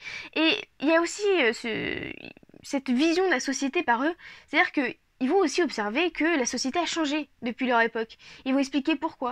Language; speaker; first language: French; native; French